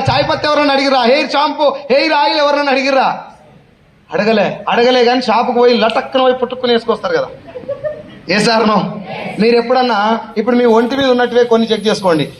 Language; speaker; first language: Telugu; native; Telugu